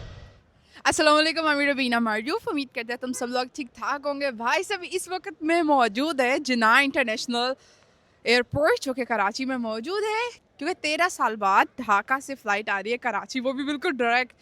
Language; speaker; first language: Hindi; non-native, local second language; Bangla